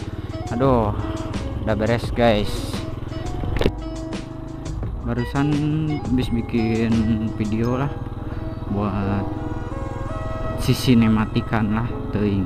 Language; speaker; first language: Indonesian; non-native, local second language; Sundanese